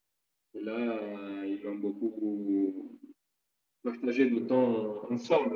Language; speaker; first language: French; non-native, fluent; Italian